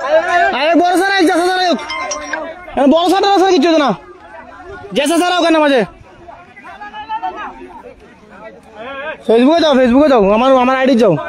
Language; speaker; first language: Hindi; non-native, learner; Bangla